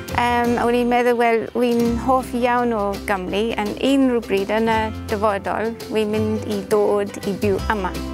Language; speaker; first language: Welsh; non-native, learner; English